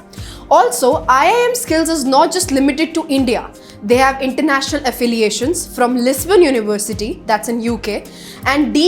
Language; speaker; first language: English; non-native, local second language; Hindi